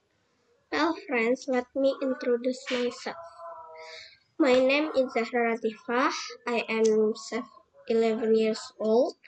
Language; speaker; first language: English; non-native, learner; Indonesian